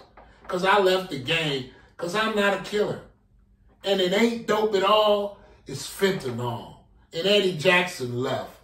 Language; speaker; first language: English; native; English